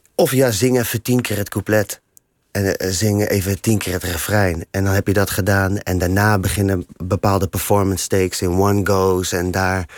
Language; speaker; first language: Dutch; native; Dutch